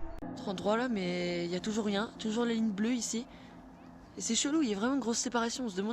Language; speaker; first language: French; native; French